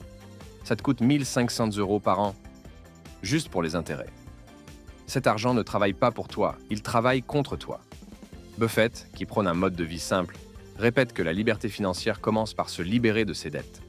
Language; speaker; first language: French; native; French